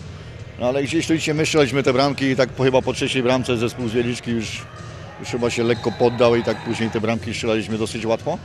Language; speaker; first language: Polish; native; Polish